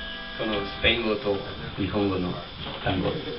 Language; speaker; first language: Japanese; non-native, learner; Spanish